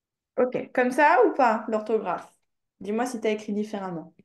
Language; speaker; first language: French; native; French